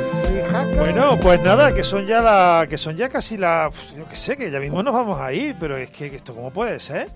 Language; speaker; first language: Spanish; native; Spanish